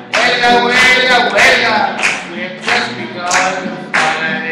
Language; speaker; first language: English; native; English